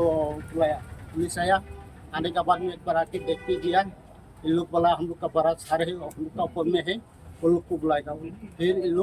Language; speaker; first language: Hindi; non-native, local second language; Khasi